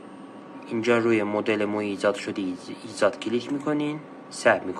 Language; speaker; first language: Persian; native; Persian